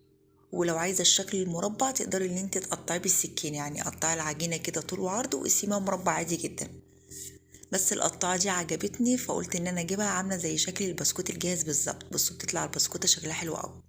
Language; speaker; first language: Arabic; native; Arabic